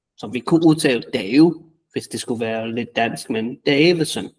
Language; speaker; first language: Danish; native; Danish